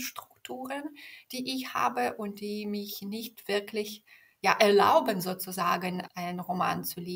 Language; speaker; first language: German; non-native, fluent; Belarusian